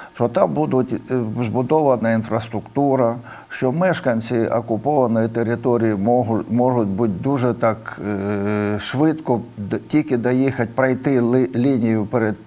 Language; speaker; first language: Ukrainian; non-native, local second language; Russian